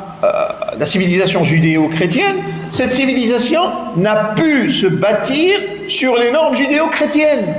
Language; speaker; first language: French; non-native, local second language; Arabic